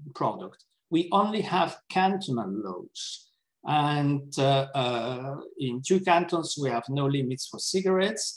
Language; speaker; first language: English; non-native, fluent; Italian